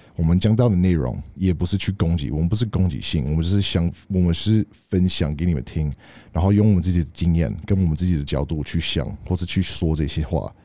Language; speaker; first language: Chinese; native; Chinese